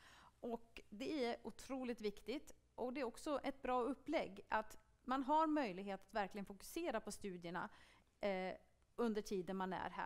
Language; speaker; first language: Swedish; native; Swedish